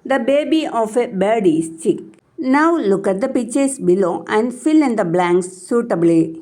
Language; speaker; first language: English; non-native, local second language; Malayalam